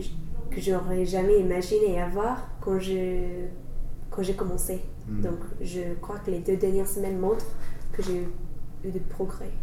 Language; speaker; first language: French; non-native, learner; English